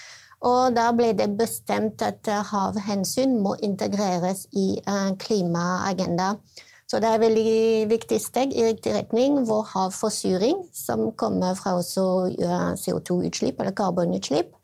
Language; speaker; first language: Norwegian; non-native, fluent; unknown